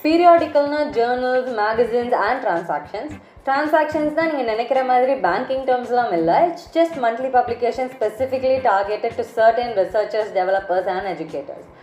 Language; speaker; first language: English; non-native, local second language; Tamil